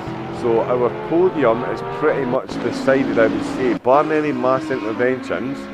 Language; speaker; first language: English; native; English